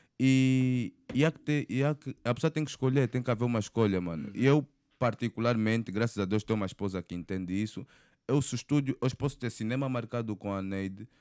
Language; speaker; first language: Portuguese; native; Portuguese